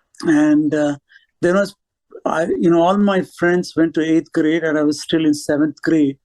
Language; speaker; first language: English; non-native, local second language; Telugu